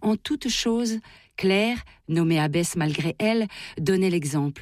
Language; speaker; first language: French; native; French